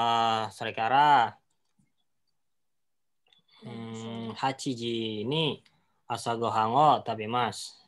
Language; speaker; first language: Japanese; non-native, learner; Indonesian